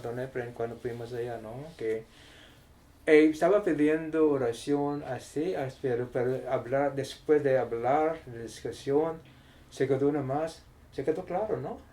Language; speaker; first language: Spanish; non-native, learner; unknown